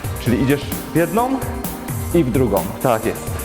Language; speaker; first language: Polish; native; Polish